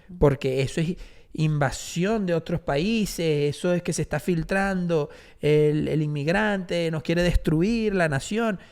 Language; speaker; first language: Spanish; native; Spanish